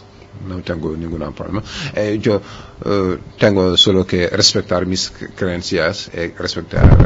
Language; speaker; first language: Spanish; non-native, fluent; Wolof